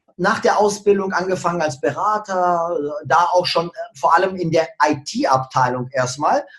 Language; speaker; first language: German; early bilingual, other home language; Russian